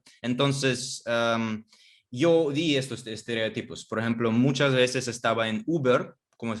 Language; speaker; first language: Spanish; non-native, fluent; Russian